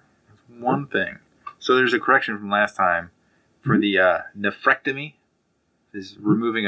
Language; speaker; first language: English; native; English